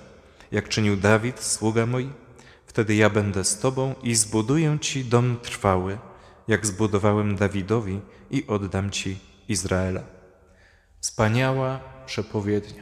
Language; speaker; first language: Polish; native; Polish